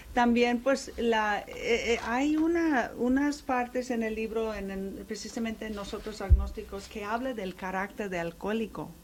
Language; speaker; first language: Spanish; non-native, fluent; English